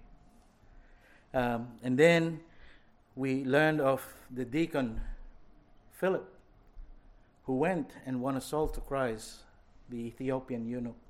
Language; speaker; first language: English; non-native, local second language; Filipino